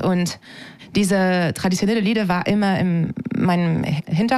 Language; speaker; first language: German; non-native, fluent; French